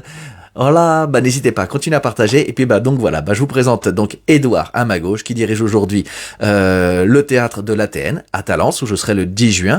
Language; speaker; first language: French; early bilingual, other home language; Portuguese